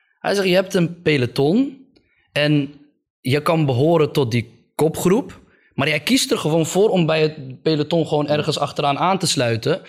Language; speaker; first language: Dutch; early bilingual, other home language; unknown